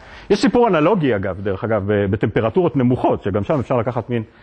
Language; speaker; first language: Hebrew; native; Hebrew